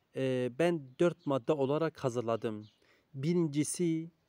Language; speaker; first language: Turkish; native; Turkish